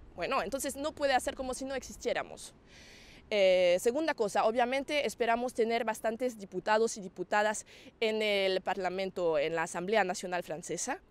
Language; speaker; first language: Spanish; non-native, fluent; French